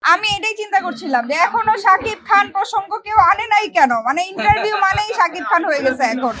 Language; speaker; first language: Bangla; native; Bangla